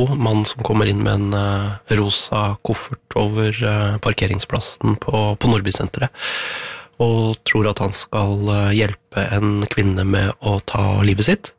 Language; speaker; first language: Norwegian; native; Norwegian